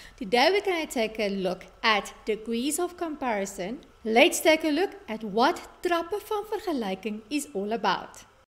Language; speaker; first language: English; native; English